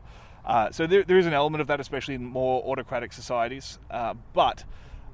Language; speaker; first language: English; native; English